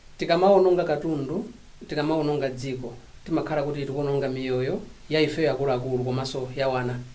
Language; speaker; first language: Nyanja; non-native, local second language; Tumbuka